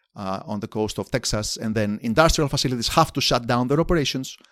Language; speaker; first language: English; non-native, fluent; Greek